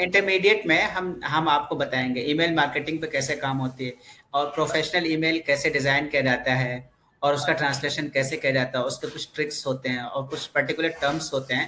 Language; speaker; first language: Hindi; native; Hindi